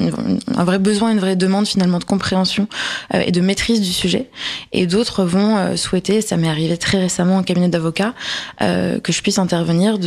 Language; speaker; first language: French; native; French